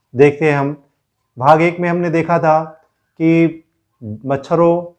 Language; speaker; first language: Hindi; non-native, local second language; Marathi